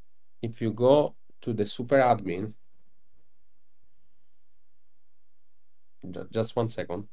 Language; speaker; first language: English; non-native, learner; Italian